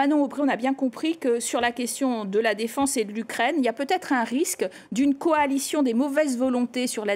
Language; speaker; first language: French; native; French